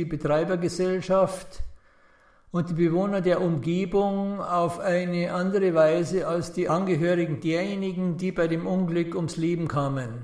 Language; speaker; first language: German; native; German